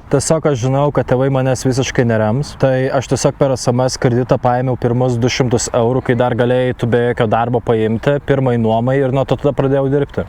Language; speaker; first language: Lithuanian; non-native, local second language; Russian